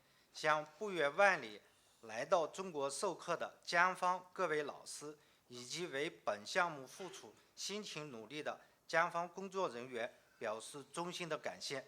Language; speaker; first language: Chinese; native; Chinese